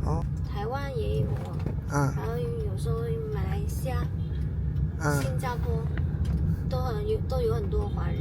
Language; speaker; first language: Chinese; non-native, fluent; Vietnamese